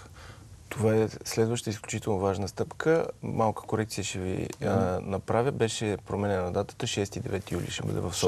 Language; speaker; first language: Bulgarian; native; Bulgarian